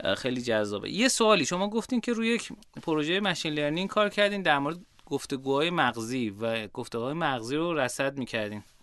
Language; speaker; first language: Persian; native; Persian